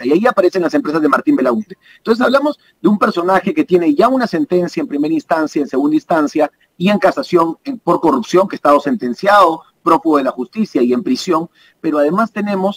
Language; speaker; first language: Spanish; native; Spanish